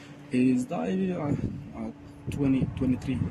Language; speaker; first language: English; non-native, learner; Arabic